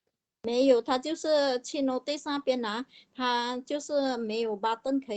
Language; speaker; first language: Chinese; native; Chinese